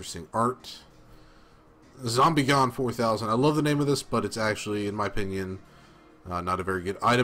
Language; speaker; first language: English; native; English